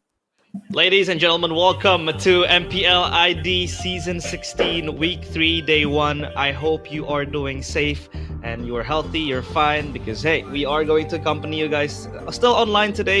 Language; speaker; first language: English; non-native, fluent; Indonesian